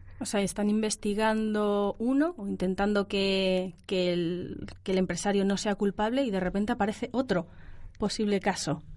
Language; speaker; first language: Spanish; native; Spanish